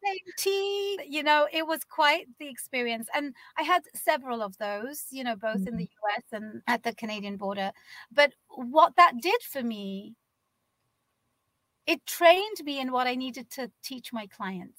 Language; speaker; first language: English; native; English